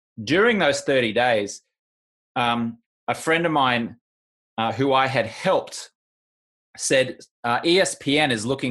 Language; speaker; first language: English; native; English